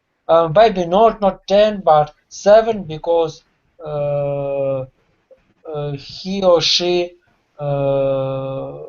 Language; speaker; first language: English; non-native, learner; Russian